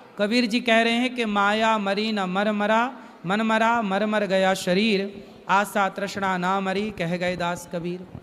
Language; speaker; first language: Hindi; native; Hindi